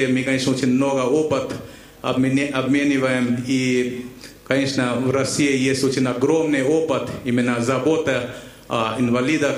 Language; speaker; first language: Russian; non-native, fluent; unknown